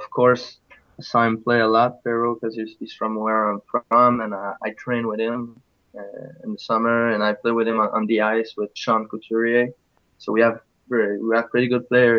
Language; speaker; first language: English; non-native, fluent; French